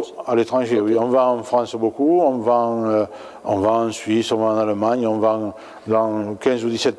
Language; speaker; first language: French; native; French